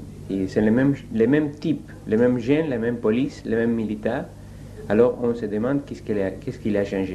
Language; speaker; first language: French; non-native, fluent; Spanish